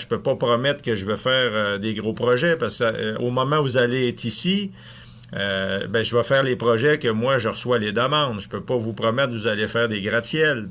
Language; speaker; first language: French; native; French